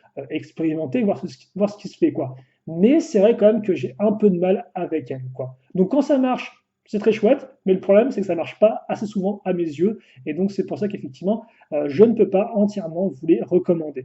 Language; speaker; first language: French; native; French